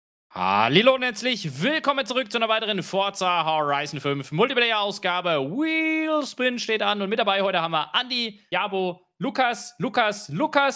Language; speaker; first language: German; native; German